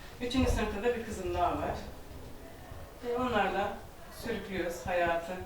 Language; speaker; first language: Turkish; non-native, learner; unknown